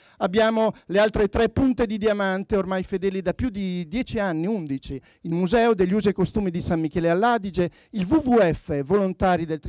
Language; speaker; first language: Italian; native; Italian